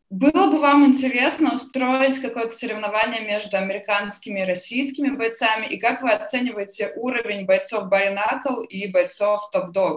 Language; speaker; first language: Russian; native; Russian